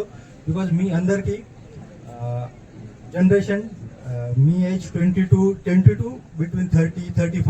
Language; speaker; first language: Telugu; non-native, learner; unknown